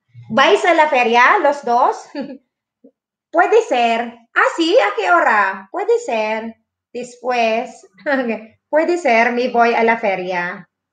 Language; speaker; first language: Spanish; non-native, fluent; Filipino